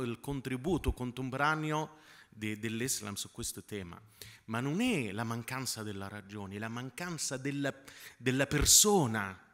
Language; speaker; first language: Italian; non-native, fluent; Arabic